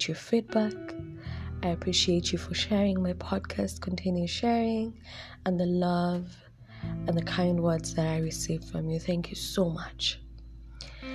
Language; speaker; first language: English; non-native, local second language; Swahili